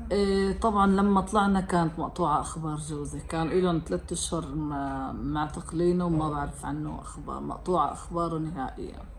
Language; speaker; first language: Arabic; native; Arabic